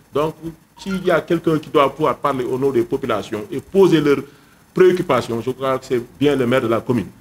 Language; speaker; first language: French; non-native, local second language; Wolof